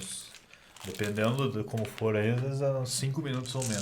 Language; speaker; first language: Portuguese; native; Portuguese